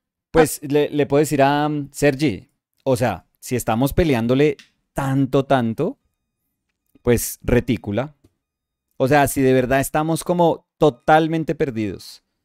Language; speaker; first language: Spanish; native; Spanish